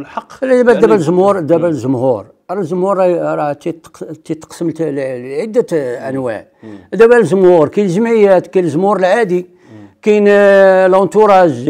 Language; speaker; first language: Arabic; native; Arabic